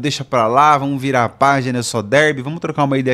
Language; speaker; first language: Portuguese; native; Portuguese